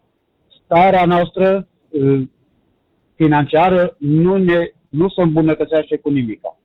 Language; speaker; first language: Romanian; native; Romanian